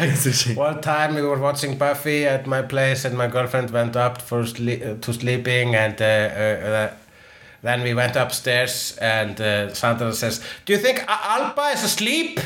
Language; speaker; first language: English; non-native, fluent; Icelandic